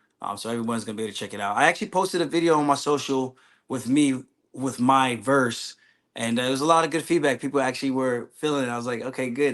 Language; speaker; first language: English; native; English